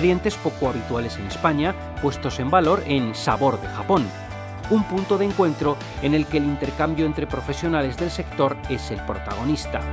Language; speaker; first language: Spanish; native; Spanish